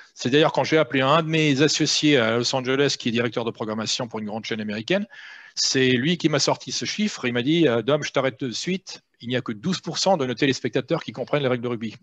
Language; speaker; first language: French; native; French